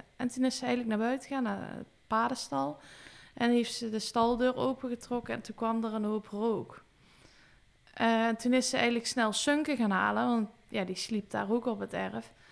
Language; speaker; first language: Dutch; native; Dutch